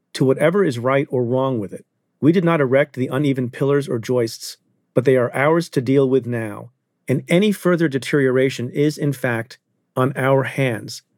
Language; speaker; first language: English; early bilingual, other home language; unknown